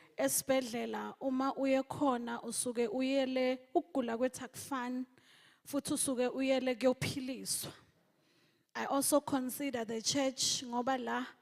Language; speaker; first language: Zulu; non-native, local second language; Swati